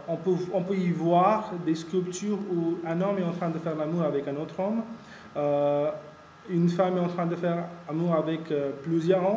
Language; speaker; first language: French; non-native, fluent; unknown